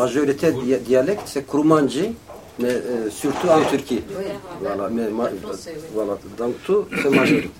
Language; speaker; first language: French; non-native, learner; Kurdish